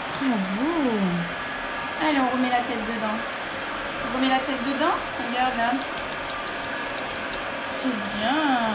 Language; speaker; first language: French; native; French